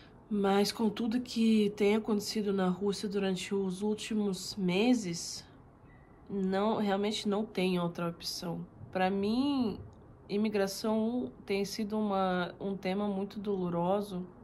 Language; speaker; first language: Portuguese; non-native, fluent; Russian